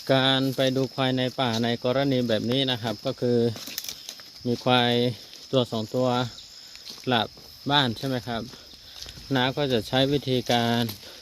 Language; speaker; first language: Thai; non-native, local second language; Karen languages